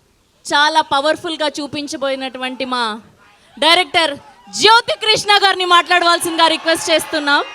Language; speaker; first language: Telugu; native; Telugu